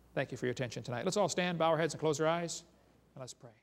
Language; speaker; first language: English; native; English